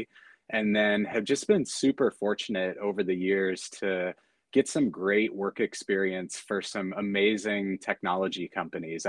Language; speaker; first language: English; native; English